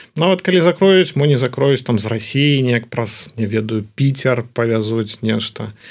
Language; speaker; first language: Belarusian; native; Belarusian